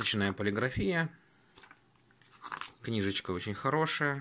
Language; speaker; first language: Russian; native; Russian